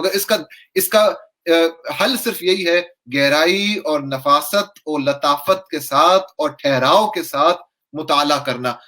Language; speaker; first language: Urdu; non-native, local second language; Pashto